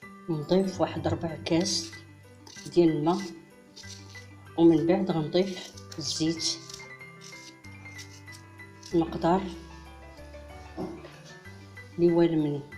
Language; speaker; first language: Arabic; native; Arabic